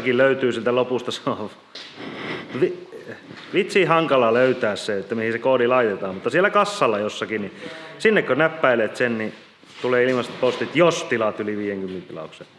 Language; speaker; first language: Finnish; native; Finnish